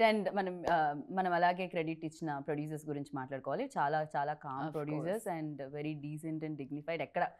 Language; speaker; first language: Telugu; native; Telugu